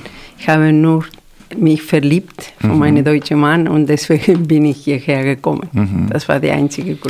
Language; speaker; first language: German; non-native, fluent; Spanish